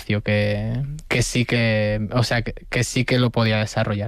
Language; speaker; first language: Spanish; native; Spanish